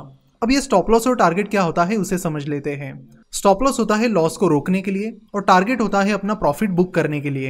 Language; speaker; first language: Hindi; non-native, local second language; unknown